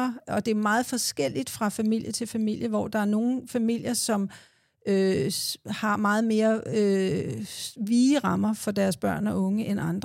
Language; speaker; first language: Danish; native; Danish